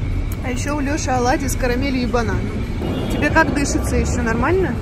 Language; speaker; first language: Russian; native; Russian